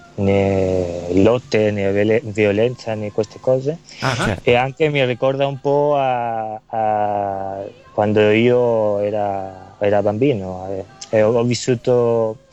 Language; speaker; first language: Italian; non-native, learner; Spanish